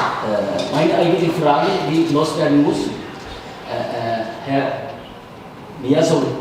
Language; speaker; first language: German; non-native, fluent; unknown